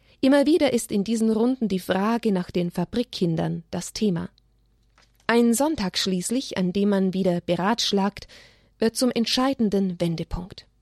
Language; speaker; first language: German; native; German